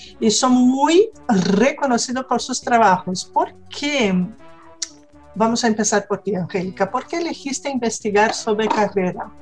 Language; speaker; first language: Spanish; non-native, fluent; Portuguese